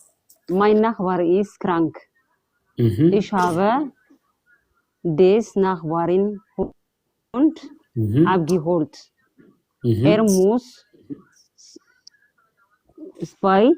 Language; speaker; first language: German; non-native, learner; Amharic